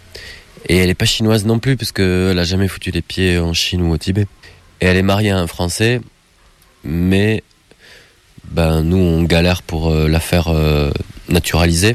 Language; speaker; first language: French; native; French